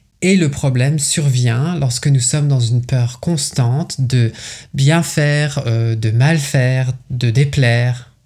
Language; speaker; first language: French; native; French